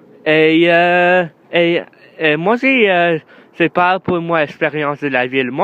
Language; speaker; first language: French; non-native, learner; English